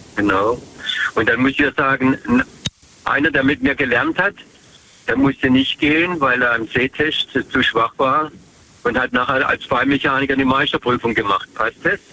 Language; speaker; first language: German; native; German